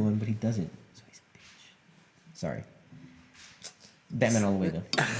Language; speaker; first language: English; native; English